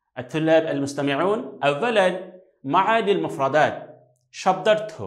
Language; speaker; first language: Arabic; non-native, fluent; Bangla